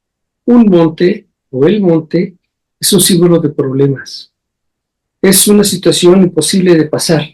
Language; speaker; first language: Spanish; native; Spanish